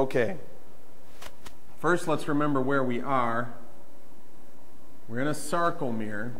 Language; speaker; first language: English; native; English